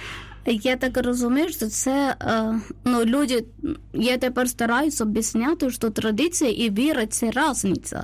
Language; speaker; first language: Ukrainian; non-native, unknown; Malayalam